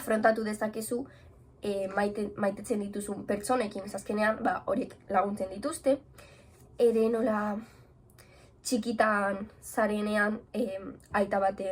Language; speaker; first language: Basque; non-native, local second language; Spanish